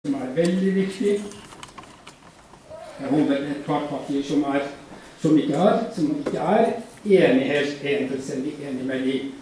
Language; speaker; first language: Norwegian; non-native, fluent; Kurdish